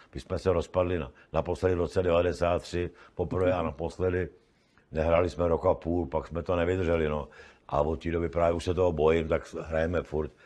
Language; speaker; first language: Czech; native; Czech